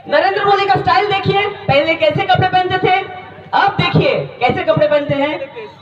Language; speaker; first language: Hindi; non-native, local second language; Bangla